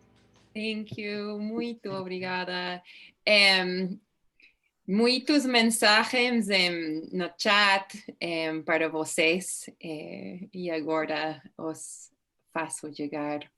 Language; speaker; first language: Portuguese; non-native, learner; English